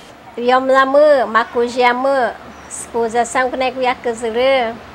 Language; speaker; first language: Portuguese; non-native, local second language; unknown